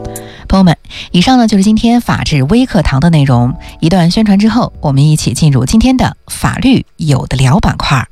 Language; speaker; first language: Chinese; native; Chinese